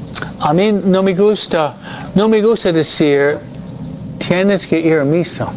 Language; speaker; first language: Spanish; non-native, fluent; English